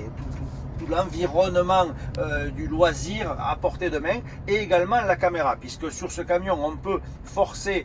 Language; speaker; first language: French; native; French